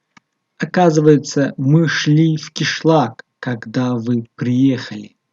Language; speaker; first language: Russian; non-native, local second language; Tajik